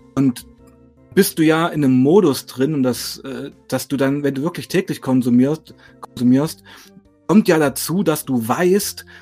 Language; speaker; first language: German; native; German